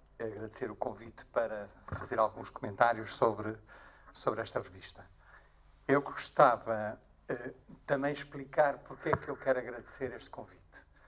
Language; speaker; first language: Portuguese; native; Portuguese